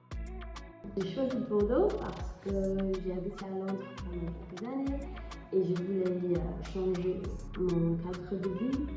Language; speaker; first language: French; non-native, learner; English